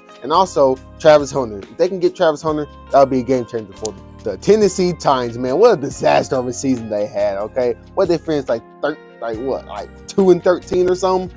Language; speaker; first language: English; native; English